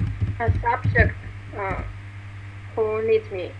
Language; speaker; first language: English; non-native, learner; Russian